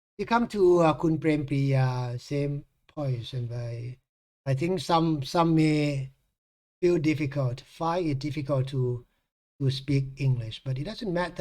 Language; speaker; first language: English; non-native, fluent; Thai